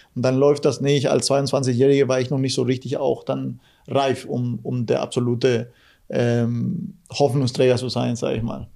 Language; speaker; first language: German; non-native, fluent; Guarani